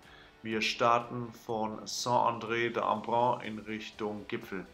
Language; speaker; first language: German; native; German